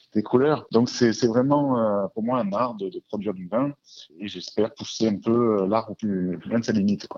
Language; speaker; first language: French; native; French